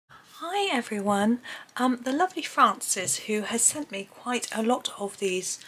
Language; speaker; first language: English; native; English